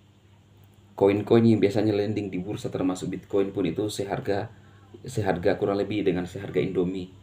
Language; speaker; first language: Indonesian; native; Indonesian